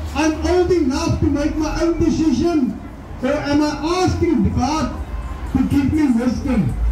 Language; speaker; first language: English; non-native, local second language; Afrikaans